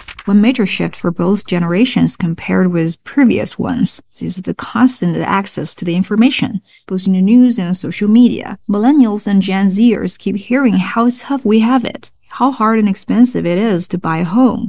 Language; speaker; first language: English; non-native, fluent; Chinese